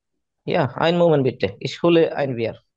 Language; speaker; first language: German; non-native, fluent; Bangla